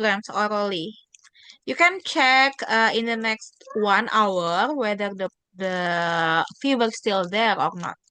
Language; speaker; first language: English; non-native, fluent; Indonesian